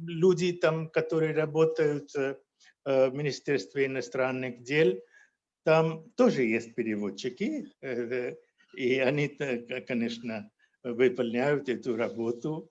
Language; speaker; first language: Russian; non-native, fluent; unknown